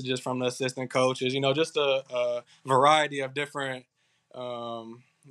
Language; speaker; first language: English; native; English